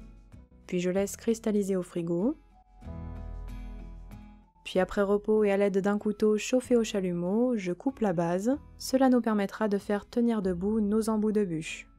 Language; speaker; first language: French; native; French